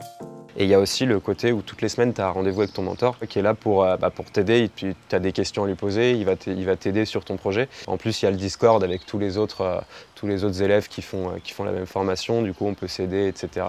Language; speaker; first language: French; native; French